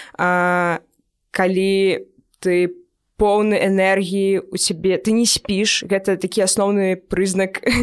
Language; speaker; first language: Belarusian; native; Belarusian